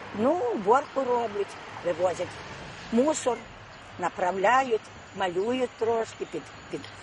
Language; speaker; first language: Ukrainian; native; Ukrainian